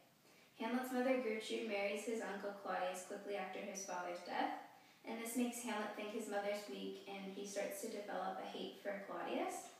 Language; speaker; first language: English; native; English